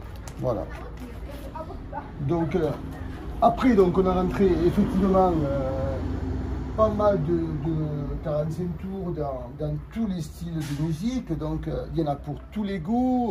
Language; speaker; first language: French; native; French